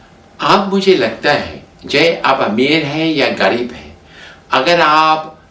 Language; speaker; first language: Hindi; non-native, fluent; English